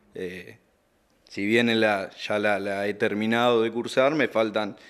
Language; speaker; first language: Spanish; native; Spanish